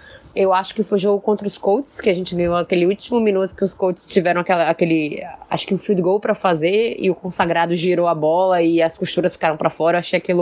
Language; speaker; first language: Portuguese; native; Portuguese